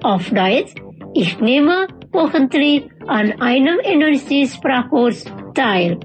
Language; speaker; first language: German; non-native, fluent; Indonesian